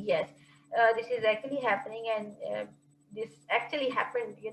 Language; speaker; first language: English; non-native, local second language; Urdu